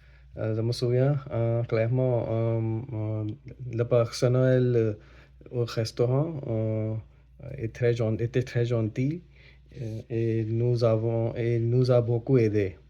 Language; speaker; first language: French; non-native, learner; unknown